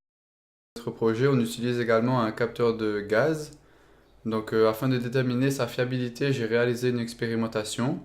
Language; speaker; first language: French; native; French